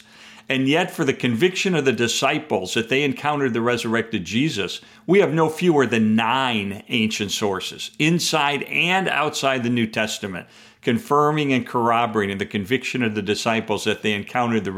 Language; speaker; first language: English; native; English